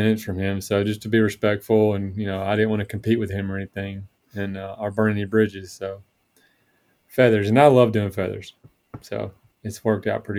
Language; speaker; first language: English; native; English